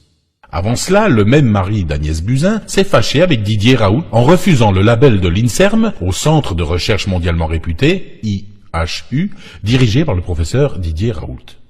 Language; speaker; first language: French; native; French